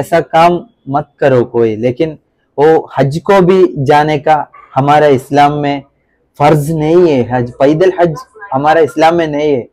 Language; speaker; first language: Hindi; non-native, local second language; Malayalam